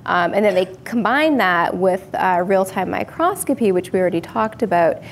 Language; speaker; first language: English; native; English